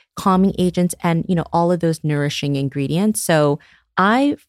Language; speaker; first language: English; early bilingual, other home language; Korean